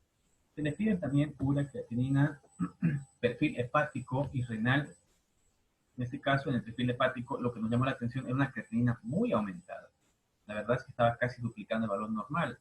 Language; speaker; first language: Spanish; native; Spanish